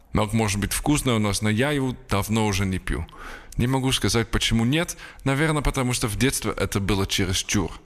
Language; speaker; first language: Russian; non-native, fluent; Dutch